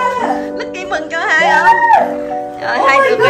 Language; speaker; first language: Vietnamese; native; Vietnamese